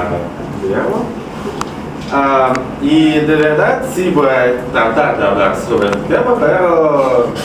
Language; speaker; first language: Spanish; non-native, fluent; Russian